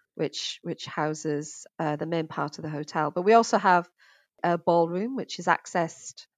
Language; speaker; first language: English; native; English